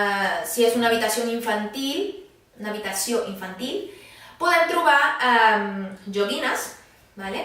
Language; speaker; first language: Catalan; non-native, fluent; Spanish